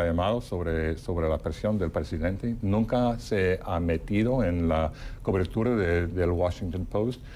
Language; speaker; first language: Spanish; non-native, fluent; English